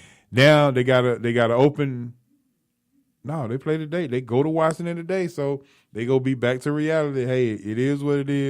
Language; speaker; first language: English; native; English